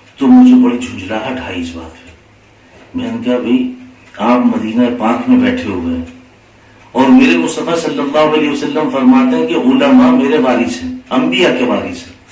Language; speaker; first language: Urdu; native; Urdu